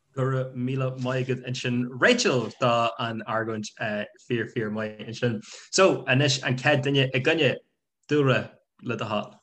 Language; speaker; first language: Irish; non-native, local second language; English